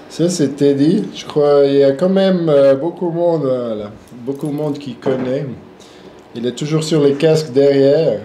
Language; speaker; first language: French; non-native, local second language; German